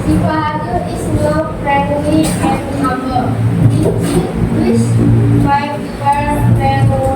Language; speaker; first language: English; non-native, learner; Indonesian